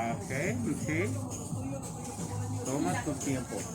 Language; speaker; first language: Spanish; native; Spanish